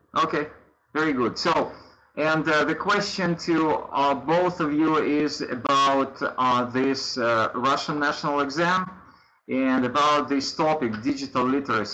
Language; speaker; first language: English; non-native, fluent; Russian